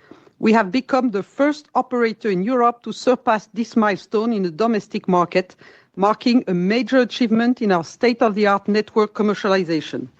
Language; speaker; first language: English; non-native, fluent; French